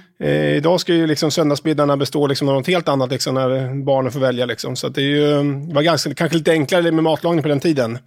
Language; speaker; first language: Swedish; native; Swedish